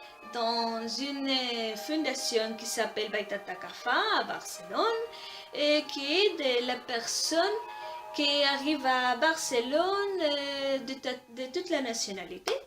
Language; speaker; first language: French; non-native, learner; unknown